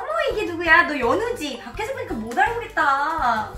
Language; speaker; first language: Korean; native; Korean